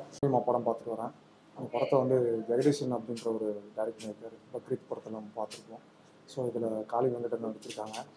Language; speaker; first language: Tamil; native; Tamil